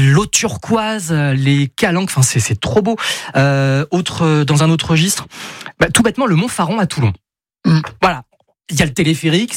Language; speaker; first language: French; native; French